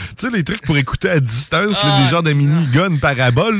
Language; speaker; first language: French; native; French